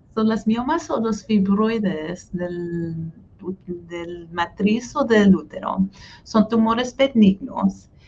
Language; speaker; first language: Spanish; early bilingual, heritage; Spanish